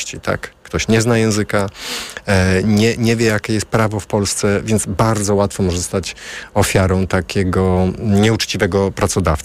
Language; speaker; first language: Polish; native; Polish